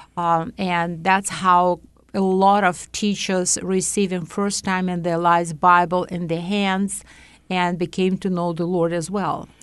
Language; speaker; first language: English; non-native, fluent; Latvian